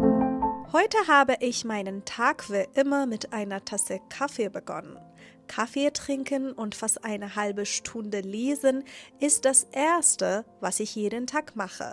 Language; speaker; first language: German; non-native, fluent; Persian